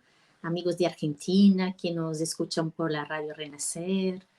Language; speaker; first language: Spanish; non-native, fluent; Portuguese